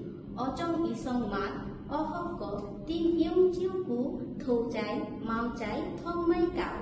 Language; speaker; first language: Cantonese; non-native, learner; Bangla